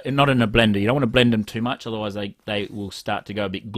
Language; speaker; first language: English; native; English